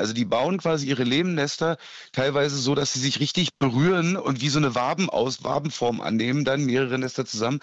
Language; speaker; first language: German; native; German